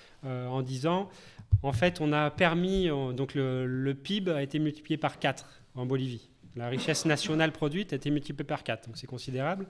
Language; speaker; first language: French; native; French